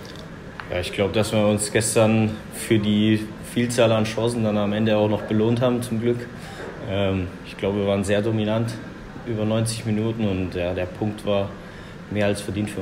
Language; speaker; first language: German; native; German